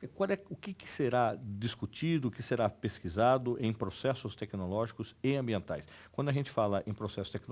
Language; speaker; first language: Portuguese; native; Portuguese